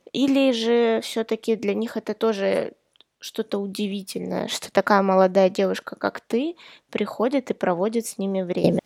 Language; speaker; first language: Russian; native; Russian